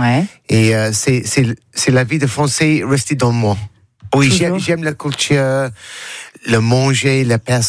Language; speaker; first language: French; non-native, learner; English